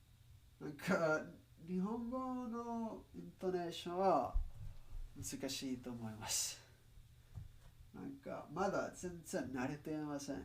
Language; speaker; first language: Japanese; non-native, learner; Spanish